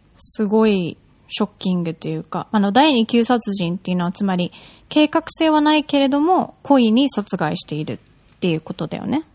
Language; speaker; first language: Japanese; native; Japanese